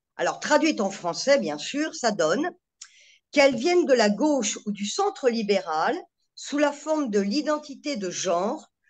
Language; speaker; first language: French; native; French